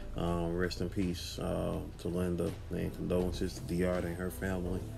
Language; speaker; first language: English; native; English